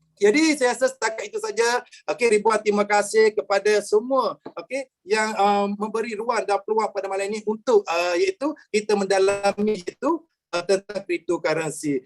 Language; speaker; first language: Malay; native; Malay